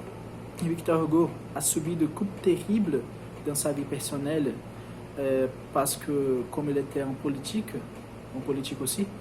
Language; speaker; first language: French; non-native, learner; Portuguese